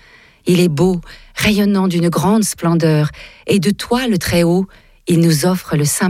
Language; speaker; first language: French; native; French